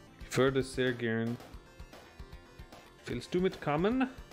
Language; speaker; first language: German; non-native, learner; English